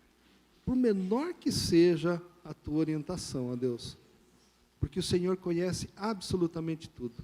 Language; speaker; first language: Portuguese; native; Portuguese